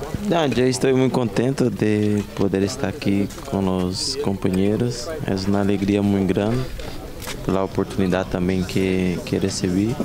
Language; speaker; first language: Spanish; non-native, fluent; Portuguese